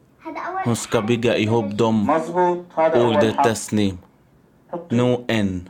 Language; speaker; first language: Swedish; non-native, learner; Arabic